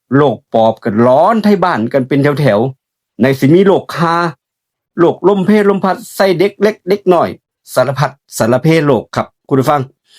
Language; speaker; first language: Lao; native; Lao